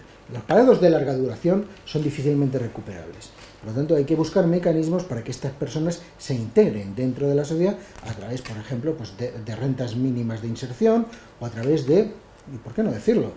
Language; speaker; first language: Spanish; native; Spanish